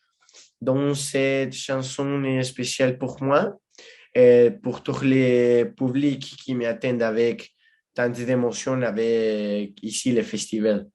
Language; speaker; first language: French; non-native, learner; Spanish